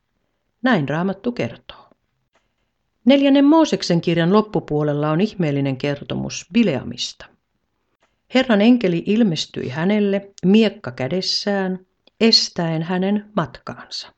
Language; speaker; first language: Finnish; native; Finnish